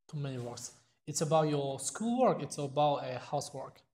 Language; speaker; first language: English; non-native, fluent; Tajik